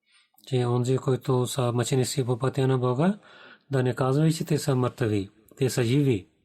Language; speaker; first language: Bulgarian; non-native, learner; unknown